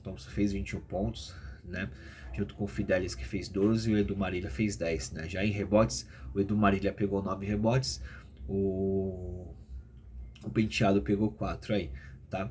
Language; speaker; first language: Portuguese; native; Portuguese